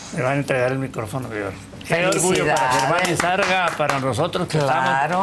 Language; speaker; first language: Spanish; native; Spanish